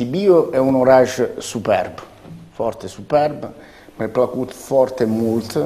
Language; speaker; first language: Romanian; non-native, learner; Italian